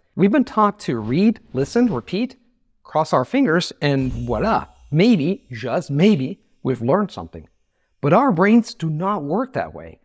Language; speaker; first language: English; non-native, fluent; Italian